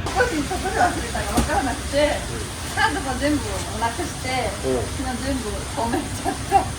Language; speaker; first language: Japanese; non-native, fluent; Korean